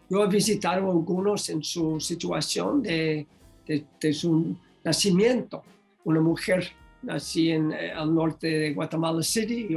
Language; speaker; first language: Spanish; non-native, learner; English